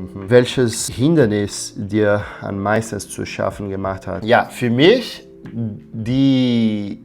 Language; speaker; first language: German; non-native, learner; Portuguese